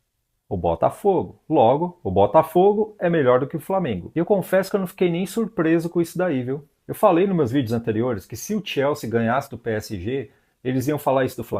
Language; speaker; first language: Portuguese; native; Portuguese